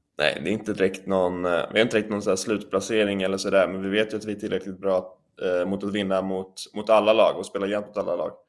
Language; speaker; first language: Swedish; native; Swedish